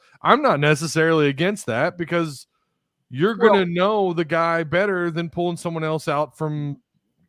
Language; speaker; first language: English; native; English